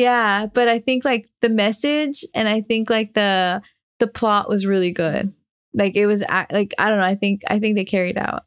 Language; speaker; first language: English; early bilingual, other home language; Spanish